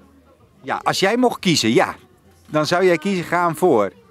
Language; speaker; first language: Dutch; native; Dutch